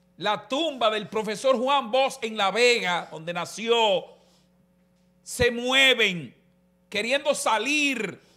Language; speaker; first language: Spanish; native; Spanish